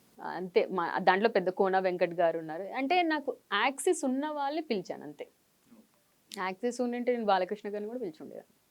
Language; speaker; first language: Telugu; native; Telugu